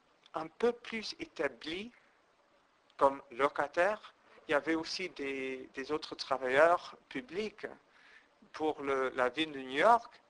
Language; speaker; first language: French; non-native, fluent; English